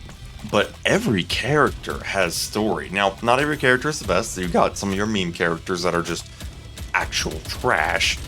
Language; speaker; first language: English; native; English